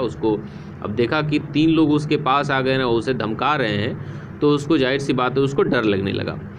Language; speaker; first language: Hindi; native; Hindi